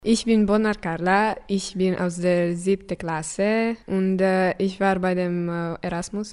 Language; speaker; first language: German; non-native, local second language; Romanian